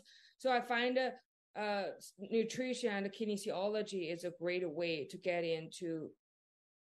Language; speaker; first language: English; non-native, fluent; Chinese